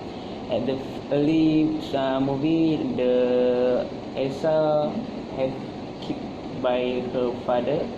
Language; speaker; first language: English; non-native, local second language; Malay